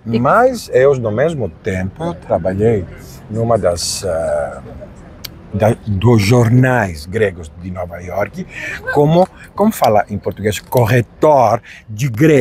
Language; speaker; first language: Portuguese; non-native, fluent; Greek